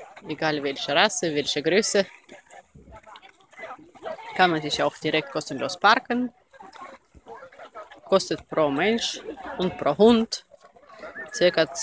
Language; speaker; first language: German; non-native, learner; Russian